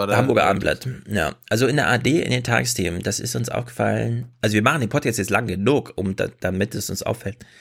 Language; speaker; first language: German; native; German